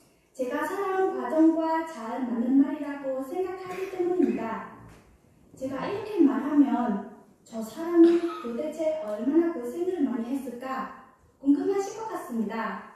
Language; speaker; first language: Korean; non-native, fluent; Khmer